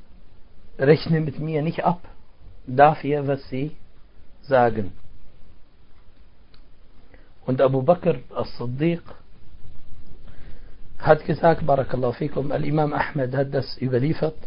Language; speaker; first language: German; non-native, fluent; Arabic